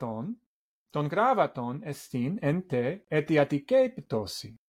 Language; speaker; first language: Greek; non-native, learner; English